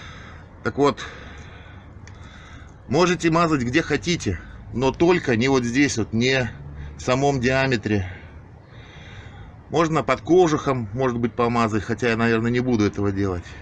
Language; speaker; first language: Russian; native; Russian